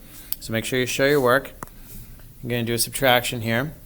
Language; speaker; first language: English; native; English